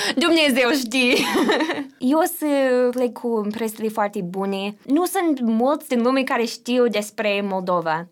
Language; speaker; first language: Romanian; non-native, learner; English